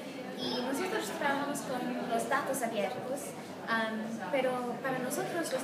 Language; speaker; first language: Spanish; non-native, fluent; English